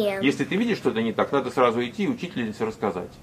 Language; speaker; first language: Russian; native; Russian